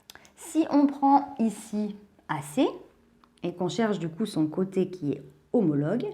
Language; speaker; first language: French; native; French